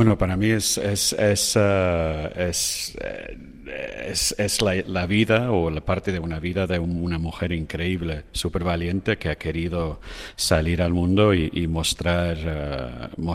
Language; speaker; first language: Spanish; non-native, fluent; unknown